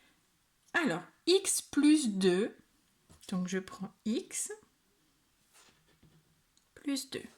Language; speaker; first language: French; native; French